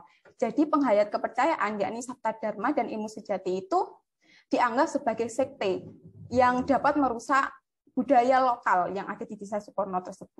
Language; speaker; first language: Indonesian; native; Indonesian